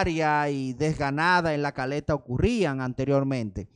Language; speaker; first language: Spanish; native; Spanish